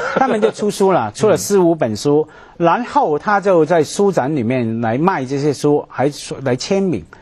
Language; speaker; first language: Chinese; non-native, local second language; Cantonese